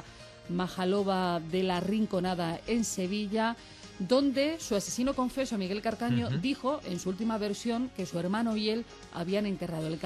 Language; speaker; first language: Spanish; native; Spanish